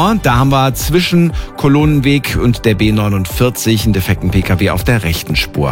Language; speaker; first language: German; native; German